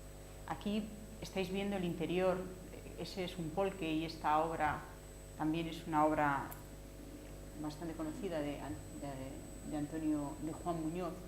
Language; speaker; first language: Spanish; native; Spanish